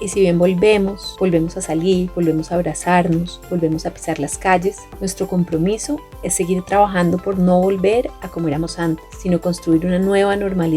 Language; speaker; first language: Spanish; native; Spanish